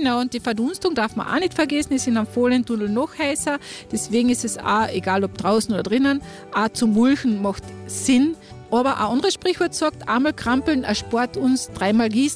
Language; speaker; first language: German; native; German